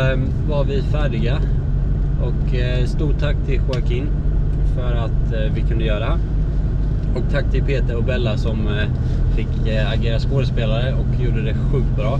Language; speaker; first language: Swedish; native; Swedish